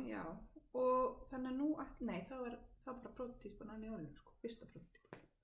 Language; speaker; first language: Icelandic; early bilingual, heritage; Icelandic